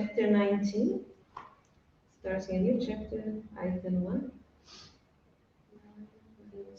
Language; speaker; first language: English; non-native, fluent; Portuguese